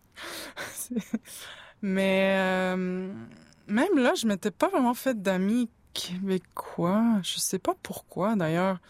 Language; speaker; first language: French; native; French